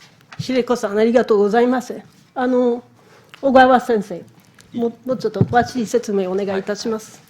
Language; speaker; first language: Japanese; non-native, fluent; French